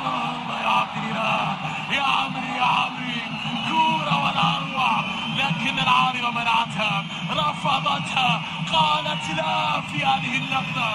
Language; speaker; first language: Arabic; native; Arabic